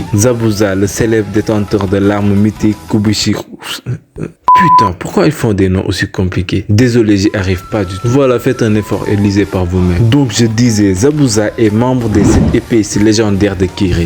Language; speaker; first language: French; native; French